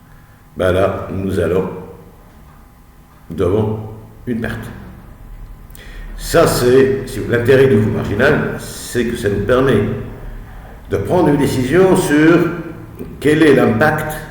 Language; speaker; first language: French; non-native, local second language; Arabic